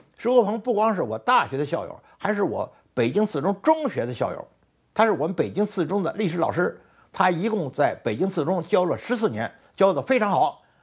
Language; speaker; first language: Chinese; native; Chinese